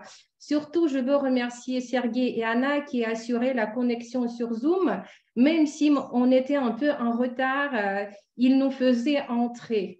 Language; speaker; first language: French; non-native, fluent; Russian